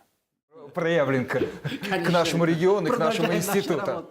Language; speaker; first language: Russian; native; Russian